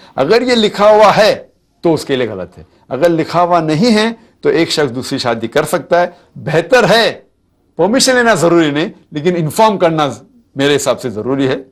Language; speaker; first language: Urdu; non-native, local second language; Konkani